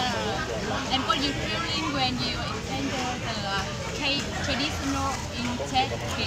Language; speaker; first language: English; non-native, learner; Vietnamese